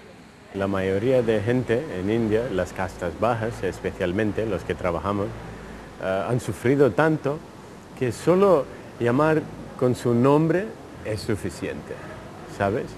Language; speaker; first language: Spanish; early bilingual, heritage; Spanish